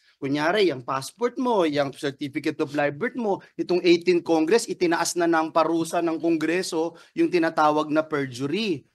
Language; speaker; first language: Filipino; native; Filipino